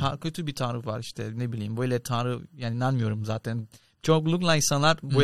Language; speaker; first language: Turkish; non-native, learner; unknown